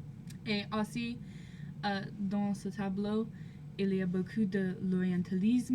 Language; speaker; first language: French; non-native, learner; English